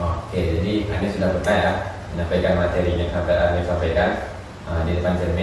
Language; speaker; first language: Indonesian; native; Indonesian